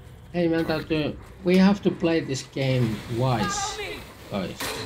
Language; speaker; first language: English; non-native, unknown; Finnish